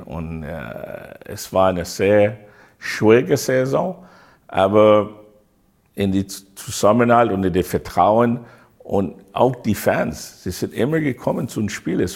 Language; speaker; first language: German; non-native, learner; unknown